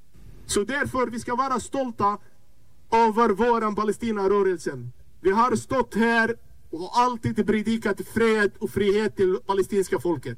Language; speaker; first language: Swedish; non-native, fluent; Arabic